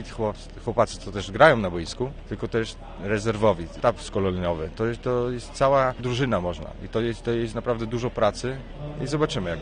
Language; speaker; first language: Polish; early bilingual, heritage; Polish